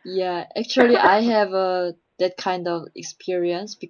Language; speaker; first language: English; non-native, learner; Chinese